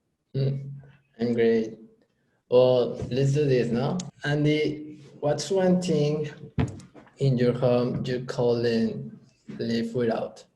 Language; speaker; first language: English; non-native, learner; Spanish